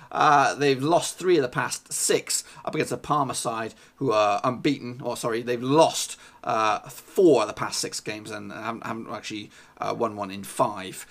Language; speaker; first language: English; native; English